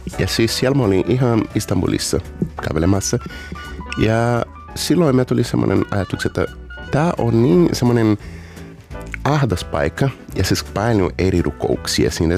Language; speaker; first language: Finnish; non-native, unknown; Portuguese